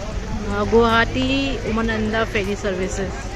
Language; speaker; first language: Hindi; native; Hindi